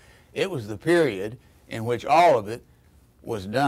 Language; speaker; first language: English; native; English